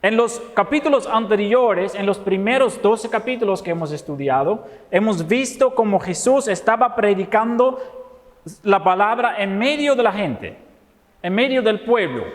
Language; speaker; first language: Spanish; non-native, fluent; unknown